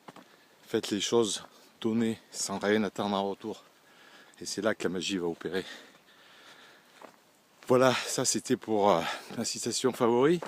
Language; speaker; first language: French; native; French